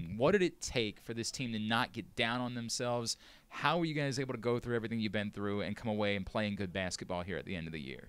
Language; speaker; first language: English; native; English